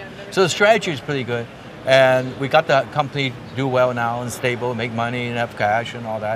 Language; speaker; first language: English; non-native, local second language; Cantonese